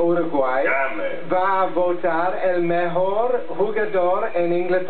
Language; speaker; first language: Spanish; non-native, learner; English